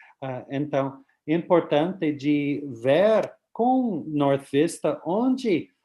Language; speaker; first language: Portuguese; non-native, fluent; English